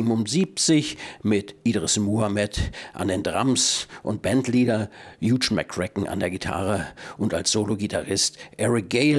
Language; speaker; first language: German; native; German